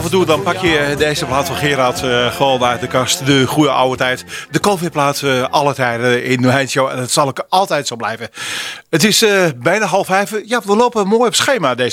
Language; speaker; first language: Dutch; native; Dutch